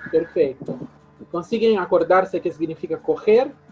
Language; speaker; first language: Spanish; non-native, fluent; Portuguese